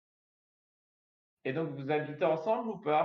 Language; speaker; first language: French; native; French